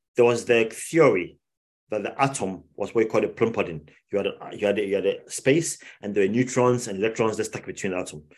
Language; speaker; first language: English; non-native, local second language; Akan